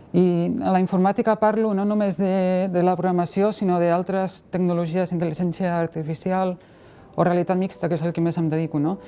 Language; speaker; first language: Catalan; native; Catalan